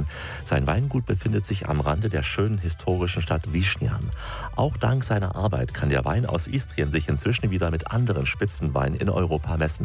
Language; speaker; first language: German; native; German